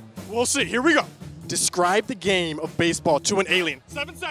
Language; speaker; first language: English; native; English